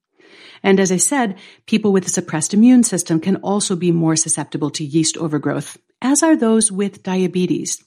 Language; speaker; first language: English; native; English